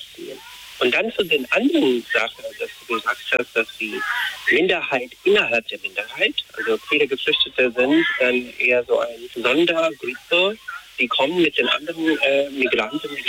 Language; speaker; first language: German; non-native, fluent; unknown